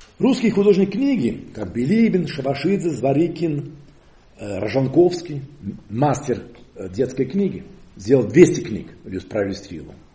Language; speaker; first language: Russian; non-native, fluent; Occitan